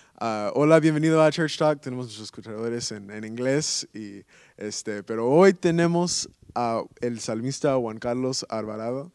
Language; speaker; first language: Spanish; early bilingual, heritage; Spanish